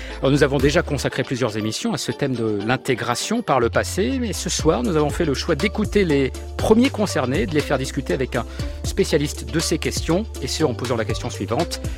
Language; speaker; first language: French; native; French